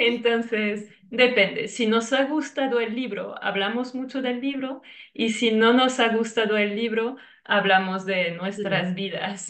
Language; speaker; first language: Spanish; non-native, fluent; French